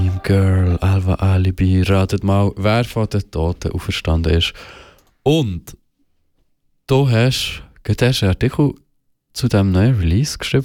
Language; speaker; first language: German; native; German